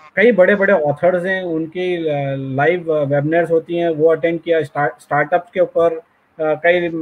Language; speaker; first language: Hindi; native; Hindi